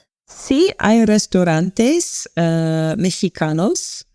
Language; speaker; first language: Spanish; non-native, learner; English